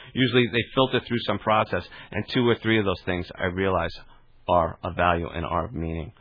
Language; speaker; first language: English; native; English